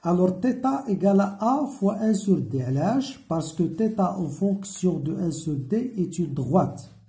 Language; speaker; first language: French; non-native, local second language; Arabic